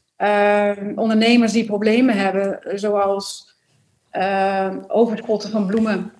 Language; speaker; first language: Dutch; native; Dutch